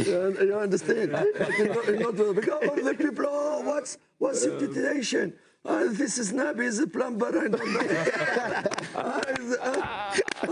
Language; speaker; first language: English; non-native, learner; French